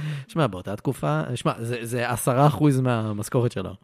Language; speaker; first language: Hebrew; native; Hebrew